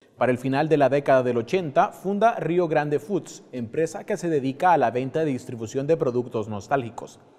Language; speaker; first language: Spanish; native; Spanish